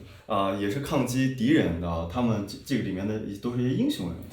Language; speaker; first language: Chinese; native; Chinese